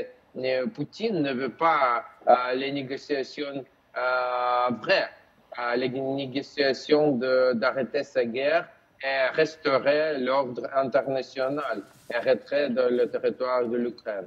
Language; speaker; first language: French; non-native, learner; Ukrainian